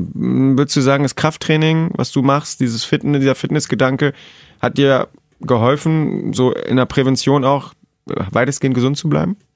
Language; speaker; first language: German; native; German